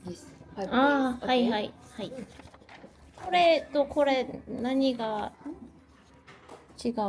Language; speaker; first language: Japanese; non-native, learner; Korean